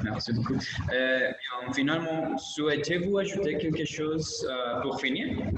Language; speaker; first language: French; non-native, learner; Spanish